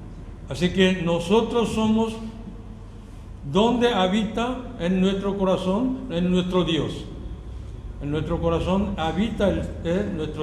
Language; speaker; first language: Spanish; non-native, fluent; Korean